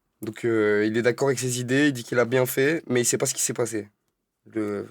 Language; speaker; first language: French; native; French